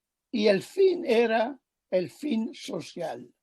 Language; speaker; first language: Spanish; non-native, fluent; Italian